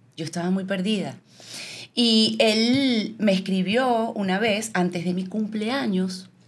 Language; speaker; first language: Spanish; native; Spanish